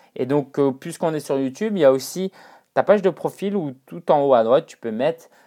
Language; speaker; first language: French; non-native, fluent; Chinese